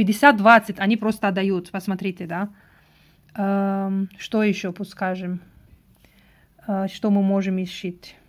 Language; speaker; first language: Russian; non-native, learner; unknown